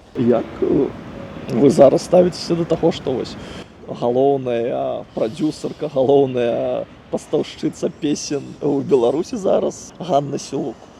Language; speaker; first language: Belarusian; non-native, local second language; Russian